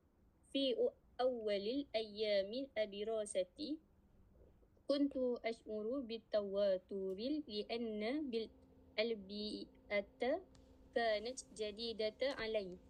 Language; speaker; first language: Arabic; non-native, learner; Malay